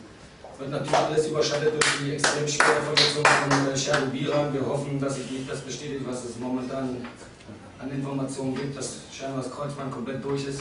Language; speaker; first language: German; native; German